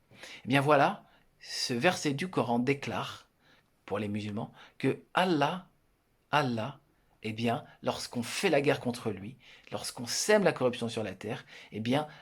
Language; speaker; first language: French; native; French